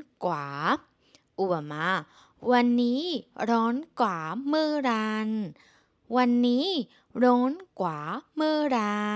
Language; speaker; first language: Thai; non-native, fluent; Burmese